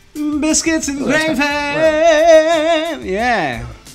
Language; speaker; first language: English; early bilingual, other home language; Spanish